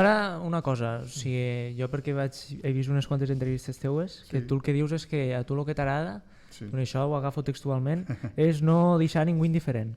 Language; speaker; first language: Catalan; native; Catalan